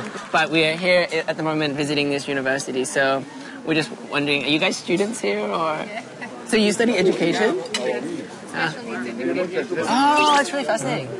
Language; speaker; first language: English; native; English